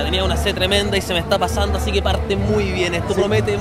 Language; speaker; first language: Spanish; native; Spanish